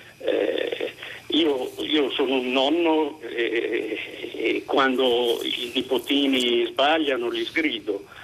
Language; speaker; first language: Italian; native; Italian